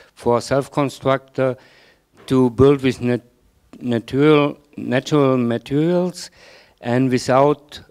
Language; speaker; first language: English; non-native, fluent; German